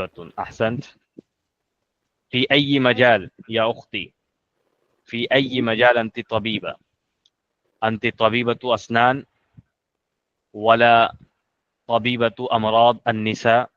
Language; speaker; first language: Arabic; non-native, fluent; Urdu